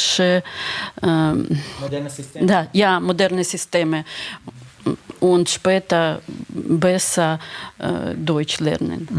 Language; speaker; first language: German; non-native, learner; Ukrainian